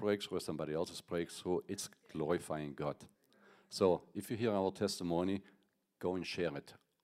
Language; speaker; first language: English; non-native, fluent; German